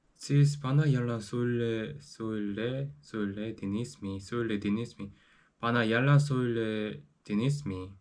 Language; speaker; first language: Turkish; non-native, learner; Korean